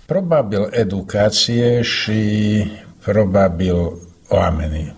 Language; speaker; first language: Romanian; non-native, fluent; Slovak